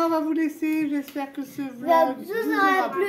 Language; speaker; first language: French; native; French